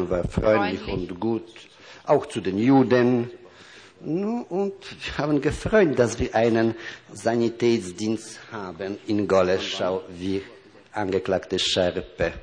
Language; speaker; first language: German; non-native, fluent; Polish